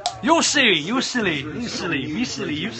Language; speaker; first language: English; native; English